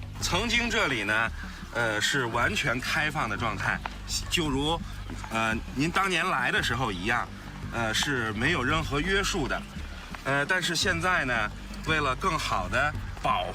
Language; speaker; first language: Chinese; native; Chinese